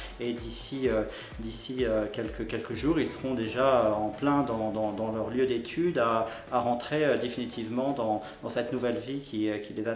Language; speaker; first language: French; native; French